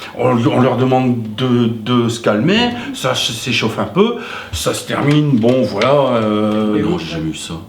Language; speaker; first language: French; native; French